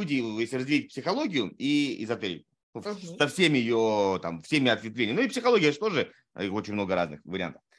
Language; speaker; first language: Russian; native; Russian